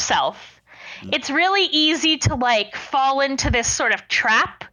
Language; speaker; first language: English; native; English